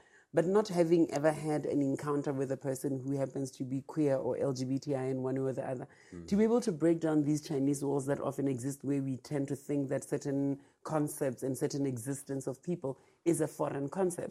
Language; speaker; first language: English; non-native, local second language; Tswana